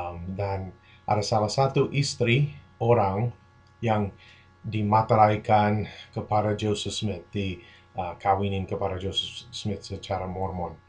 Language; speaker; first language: Indonesian; non-native, fluent; English